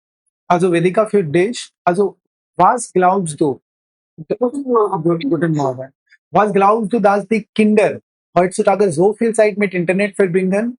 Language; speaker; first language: German; non-native, fluent; Hindi